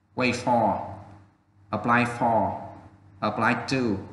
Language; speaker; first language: English; non-native, fluent; Vietnamese